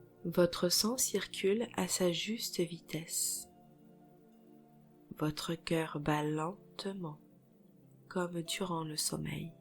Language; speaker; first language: French; native; French